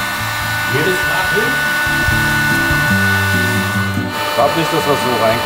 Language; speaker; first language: German; native; German